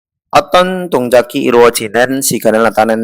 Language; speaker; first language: Korean; non-native, learner; Indonesian